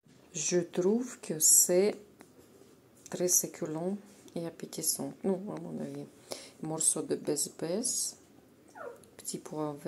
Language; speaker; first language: French; non-native, fluent; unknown